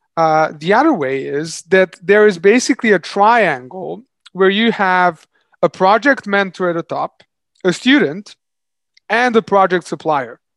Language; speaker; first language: English; non-native, fluent; Serbian